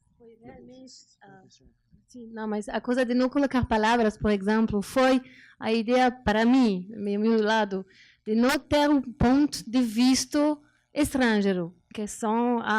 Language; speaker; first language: Portuguese; non-native, learner; French